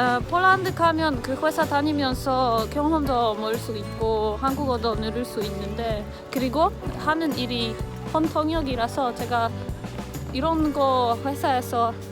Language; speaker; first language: Korean; non-native, fluent; Polish